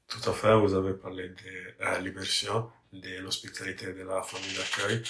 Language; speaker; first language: French; non-native, learner; English